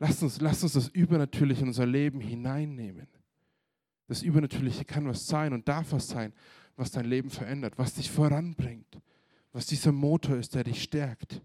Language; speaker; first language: German; native; German